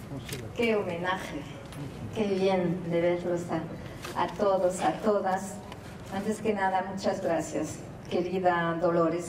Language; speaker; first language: Spanish; early bilingual, heritage; Spanish